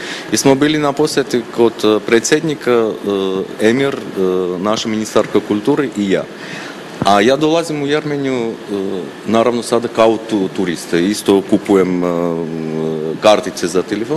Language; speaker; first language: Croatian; non-native, fluent; Armenian